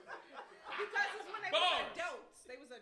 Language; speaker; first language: English; native; English